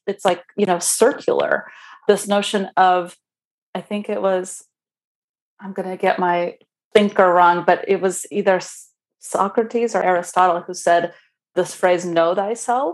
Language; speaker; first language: English; non-native, fluent; Romanian